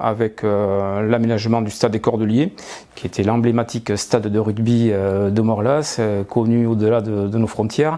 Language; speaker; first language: French; native; French